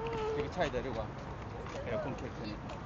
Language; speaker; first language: Korean; native; Korean